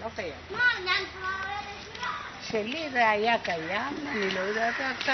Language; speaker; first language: Hebrew; non-native, fluent; Malayalam